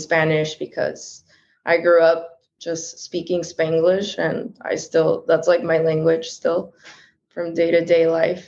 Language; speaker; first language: English; early bilingual, other home language; Spanish